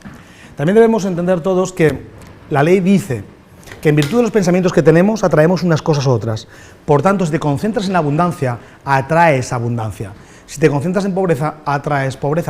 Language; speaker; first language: Spanish; native; Spanish